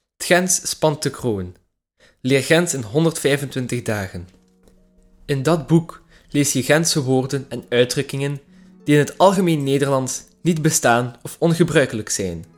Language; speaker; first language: Dutch; native; Dutch